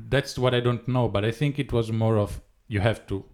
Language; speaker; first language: English; non-native, fluent; Italian